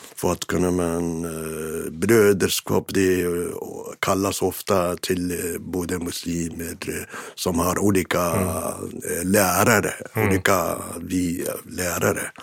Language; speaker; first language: Swedish; non-native, fluent; Arabic